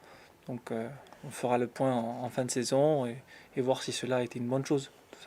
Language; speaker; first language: French; native; French